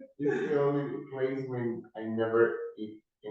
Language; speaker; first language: English; non-native, learner; Spanish